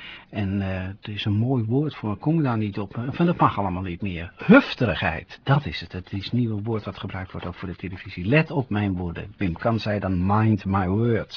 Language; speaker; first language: Dutch; native; Dutch